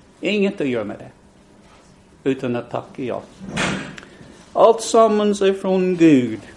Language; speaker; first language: Swedish; non-native, fluent; English